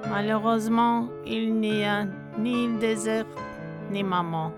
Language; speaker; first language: French; non-native, learner; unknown